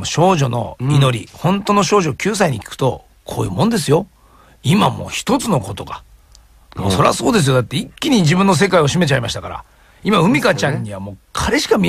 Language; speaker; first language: Japanese; native; Japanese